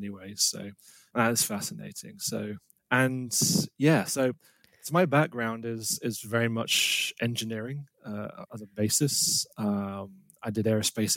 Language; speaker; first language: English; native; English